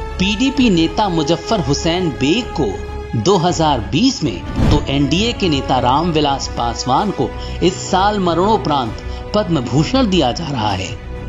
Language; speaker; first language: Hindi; native; Hindi